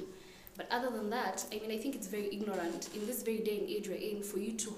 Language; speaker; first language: English; non-native, local second language; Somali